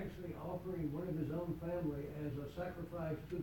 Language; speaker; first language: English; native; English